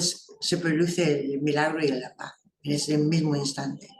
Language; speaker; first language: Spanish; non-native, fluent; English